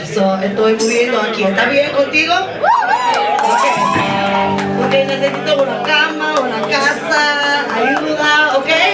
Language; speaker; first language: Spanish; non-native, learner; English